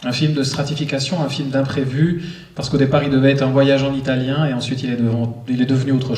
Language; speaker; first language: French; native; French